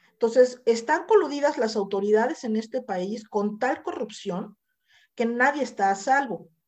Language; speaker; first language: Spanish; native; Spanish